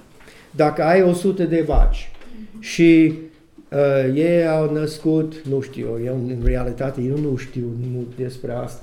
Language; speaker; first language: Romanian; non-native, learner; English